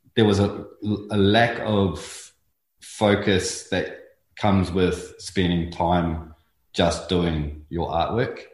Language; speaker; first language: English; native; English